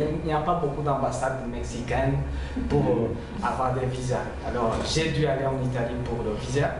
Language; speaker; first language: French; non-native, local second language; Rundi